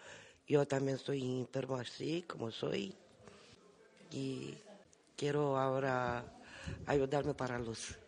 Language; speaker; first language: Spanish; non-native, learner; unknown